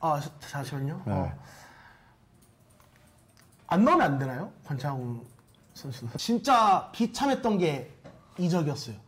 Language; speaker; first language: Korean; native; Korean